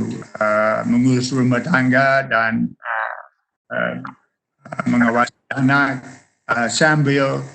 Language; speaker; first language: Indonesian; non-native, fluent; English